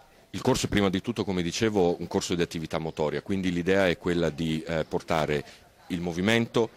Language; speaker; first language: Italian; native; Italian